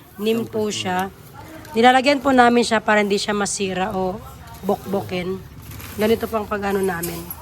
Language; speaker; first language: Filipino; native; Filipino